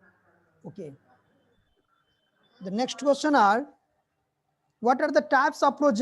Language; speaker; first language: English; non-native, local second language; Hindi